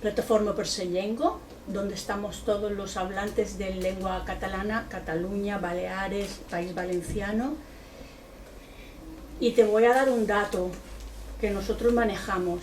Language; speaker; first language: Spanish; non-native, local second language; Catalan